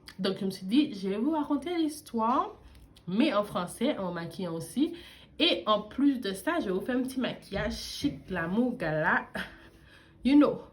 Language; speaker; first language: French; early bilingual, other home language; English